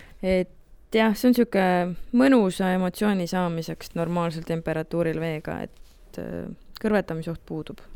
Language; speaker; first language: Estonian; native; Estonian